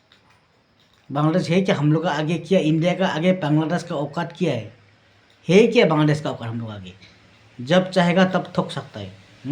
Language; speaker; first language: Hindi; non-native, local second language; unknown